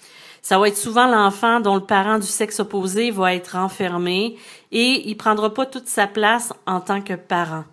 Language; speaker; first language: French; native; French